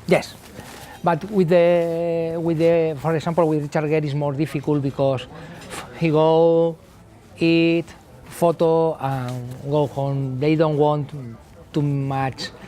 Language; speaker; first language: English; non-native, learner; Spanish